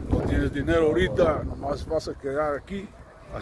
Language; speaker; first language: Spanish; non-native, learner; English